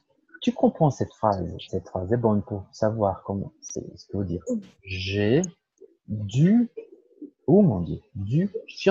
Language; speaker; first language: French; non-native, fluent; Portuguese